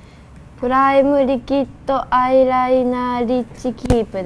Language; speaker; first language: Japanese; native; Japanese